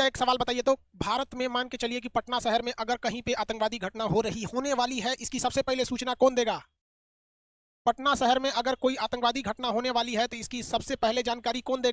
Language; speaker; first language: Hindi; native; Hindi